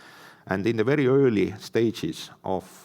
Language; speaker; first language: English; non-native, fluent; Estonian